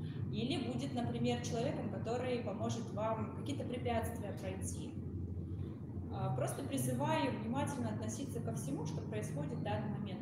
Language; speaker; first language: Russian; native; Russian